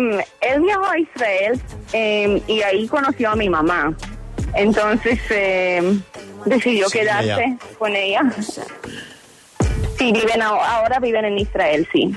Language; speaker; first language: Spanish; early bilingual, heritage; Hebrew